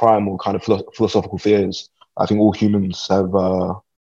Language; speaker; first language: English; native; English